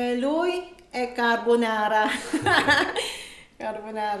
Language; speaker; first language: Italian; non-native, learner; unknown